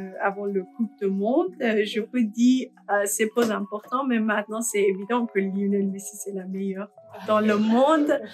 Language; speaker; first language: French; non-native, learner; Persian